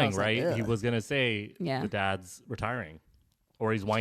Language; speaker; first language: English; native; English